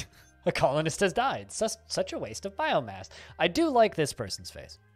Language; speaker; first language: English; native; English